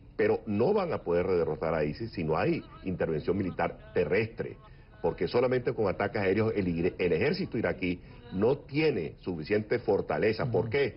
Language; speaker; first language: Spanish; native; Spanish